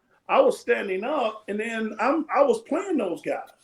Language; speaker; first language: English; native; English